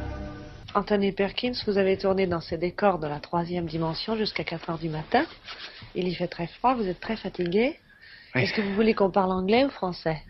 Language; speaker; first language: French; native; French